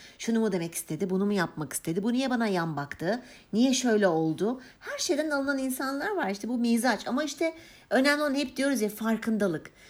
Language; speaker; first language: Turkish; native; Turkish